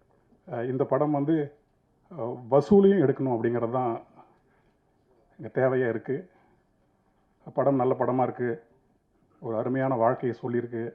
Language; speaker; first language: Tamil; native; Tamil